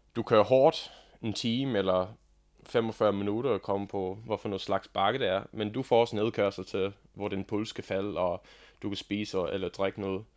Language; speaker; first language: Danish; non-native, fluent; English